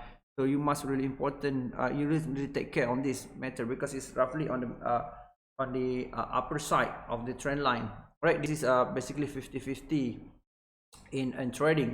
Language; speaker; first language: English; non-native, local second language; Malay